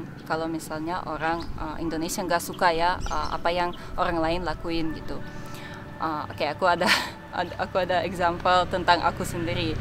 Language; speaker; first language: Indonesian; non-native, fluent; Russian